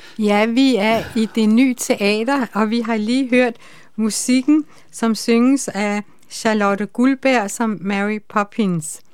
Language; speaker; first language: Danish; native; Danish